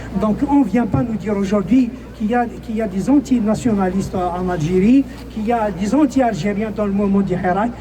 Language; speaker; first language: French; non-native, local second language; Kabyle